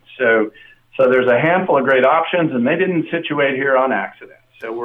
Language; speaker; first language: English; native; English